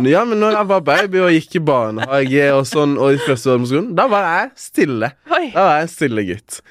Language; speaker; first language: Norwegian; early bilingual, other home language; Kinyarwanda